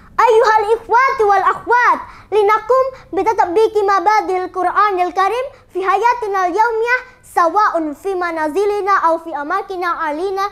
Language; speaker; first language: Arabic; non-native, learner; Indonesian